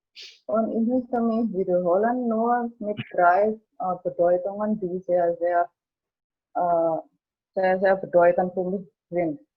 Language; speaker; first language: German; non-native, learner; Indonesian